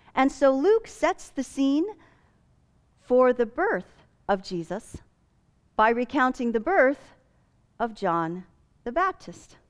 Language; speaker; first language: English; native; English